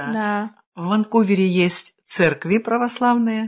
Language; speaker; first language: Russian; native; Russian